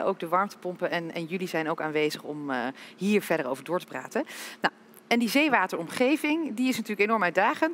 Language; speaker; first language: Dutch; native; Dutch